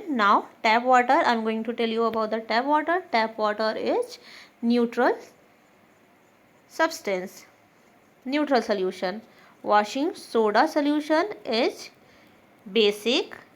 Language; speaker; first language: English; non-native, local second language; Hindi